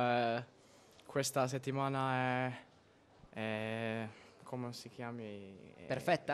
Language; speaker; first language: Italian; non-native, learner; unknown